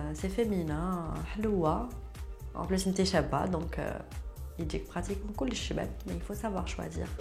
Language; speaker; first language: French; non-native, local second language; Arabic